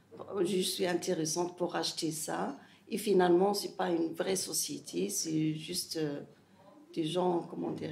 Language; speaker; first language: French; non-native, learner; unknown